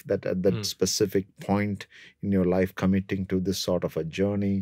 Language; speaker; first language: English; non-native, local second language; Malayalam